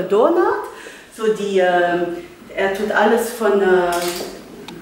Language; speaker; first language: German; non-native, learner; Dutch